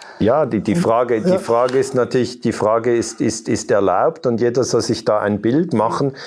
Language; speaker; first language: German; native; German